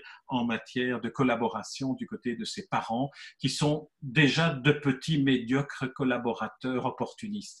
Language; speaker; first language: French; native; French